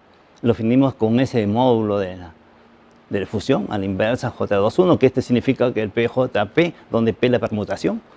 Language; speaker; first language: Spanish; native; Spanish